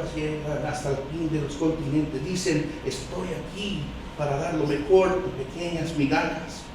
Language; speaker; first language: Spanish; early bilingual, heritage; Spanish